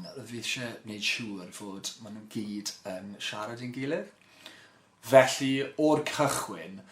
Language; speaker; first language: Welsh; non-native, local second language; English